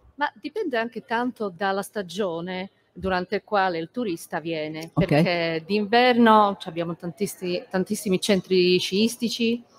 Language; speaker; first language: Italian; non-native, fluent; Slovak